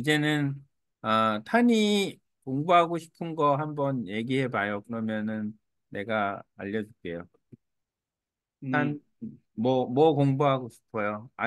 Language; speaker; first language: Korean; native; Korean